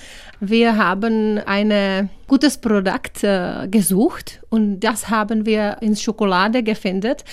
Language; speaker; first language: German; non-native, learner; Czech